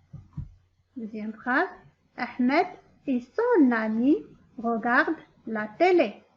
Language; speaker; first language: French; non-native, local second language; Arabic